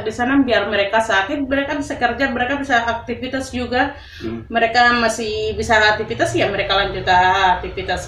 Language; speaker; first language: Indonesian; non-native, local second language; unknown